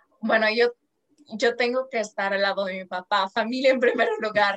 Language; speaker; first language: Spanish; non-native, fluent; Portuguese